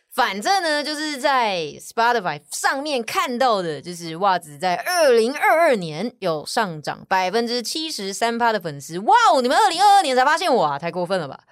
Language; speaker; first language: Chinese; native; Chinese